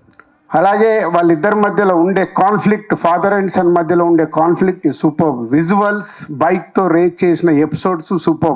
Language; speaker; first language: Telugu; native; Telugu